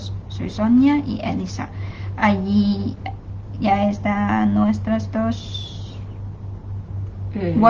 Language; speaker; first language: Spanish; non-native, fluent; Chinese